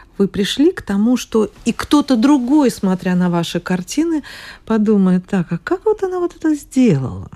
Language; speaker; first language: Russian; native; Russian